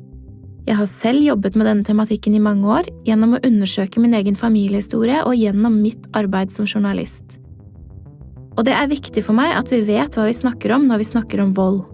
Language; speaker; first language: Norwegian; native; Norwegian